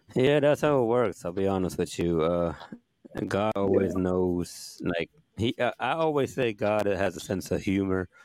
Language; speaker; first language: English; native; English